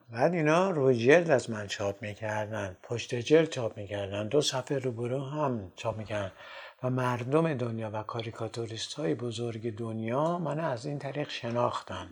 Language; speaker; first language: Persian; native; Persian